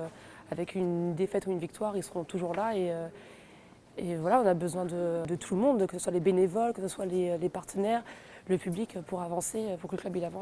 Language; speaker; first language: French; native; French